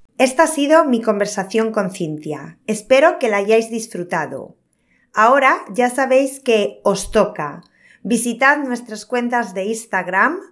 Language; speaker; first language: Spanish; native; Spanish